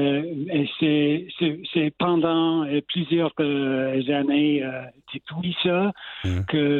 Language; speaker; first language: French; non-native, local second language; English